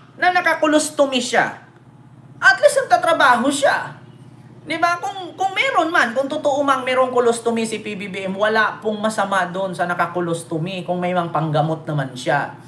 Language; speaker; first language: Filipino; native; Filipino